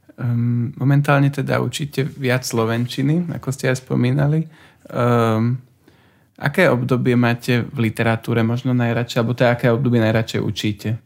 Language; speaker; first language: Slovak; native; Slovak